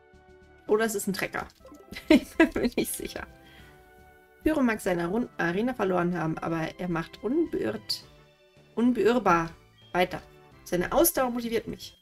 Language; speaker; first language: German; native; German